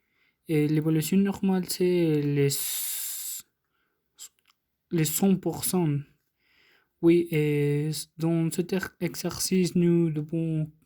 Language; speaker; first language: French; non-native, learner; Spanish